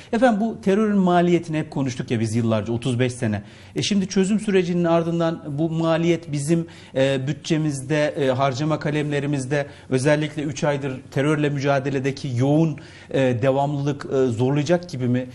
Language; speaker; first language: Turkish; native; Turkish